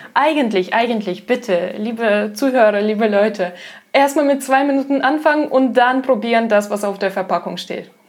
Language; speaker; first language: German; non-native, fluent; Russian